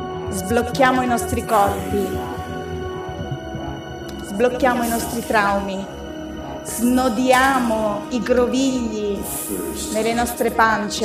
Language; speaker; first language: Italian; native; Italian